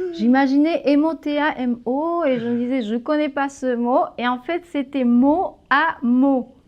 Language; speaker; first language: French; non-native, fluent; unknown